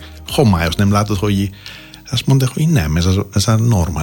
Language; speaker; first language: Hungarian; non-native, fluent; Greek